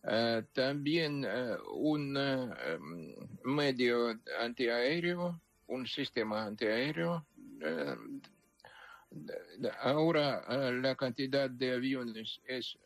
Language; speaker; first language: Spanish; non-native, fluent; Ukrainian